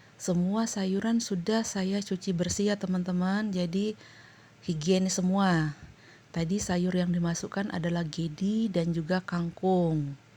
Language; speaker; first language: Indonesian; native; Indonesian